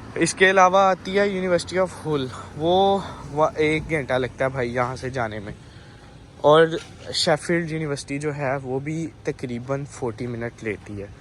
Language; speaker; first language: Urdu; native; Urdu